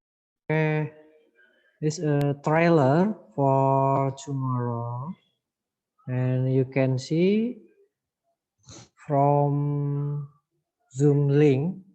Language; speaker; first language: English; non-native, learner; Indonesian